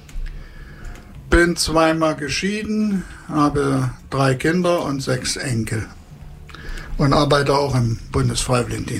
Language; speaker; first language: German; native; German